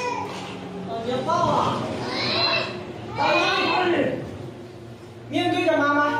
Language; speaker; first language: Chinese; native; Chinese